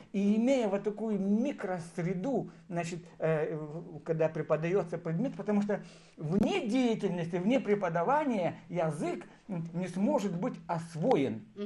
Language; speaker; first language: Russian; non-native, local second language; Gagauz